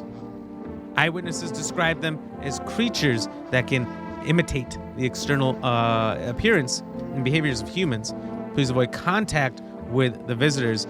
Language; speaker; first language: English; native; English